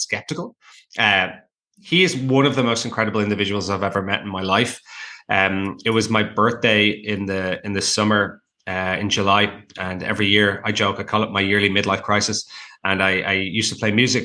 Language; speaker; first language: English; native; English